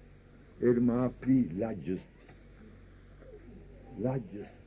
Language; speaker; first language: French; non-native, fluent; Japanese